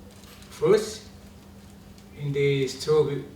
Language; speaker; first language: English; non-native, learner; Portuguese